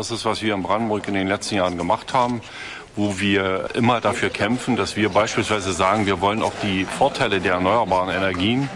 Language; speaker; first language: German; native; German